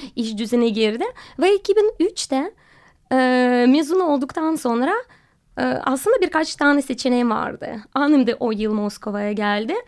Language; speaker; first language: Turkish; non-native, fluent; Russian